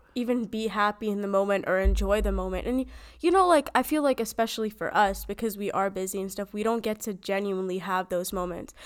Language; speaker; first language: English; native; English